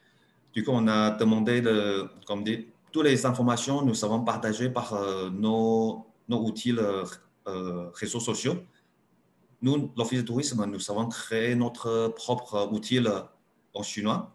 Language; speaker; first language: French; non-native, learner; Chinese